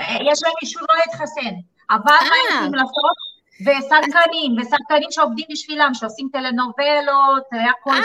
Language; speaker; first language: Hebrew; non-native, fluent; Portuguese